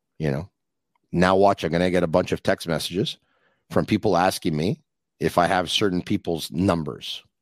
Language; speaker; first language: English; native; English